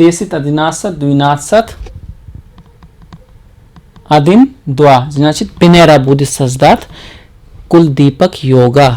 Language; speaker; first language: Russian; non-native, learner; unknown